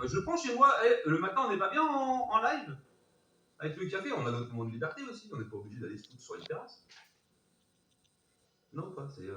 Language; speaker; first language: French; native; French